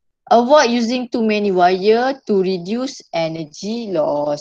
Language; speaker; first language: English; non-native, local second language; Malay